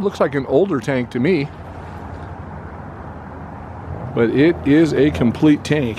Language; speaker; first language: English; native; English